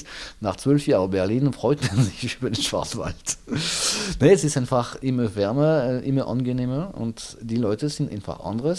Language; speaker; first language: German; non-native, fluent; French